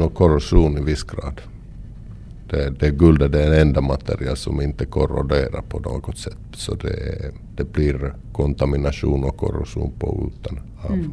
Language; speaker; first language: Swedish; non-native, local second language; Finnish